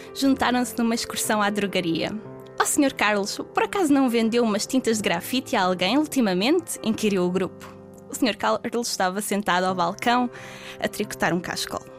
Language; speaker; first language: Portuguese; native; Portuguese